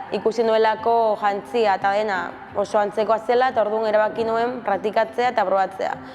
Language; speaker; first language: Basque; early bilingual, other home language; Spanish